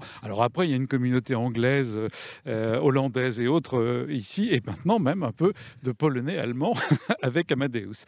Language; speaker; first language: French; native; French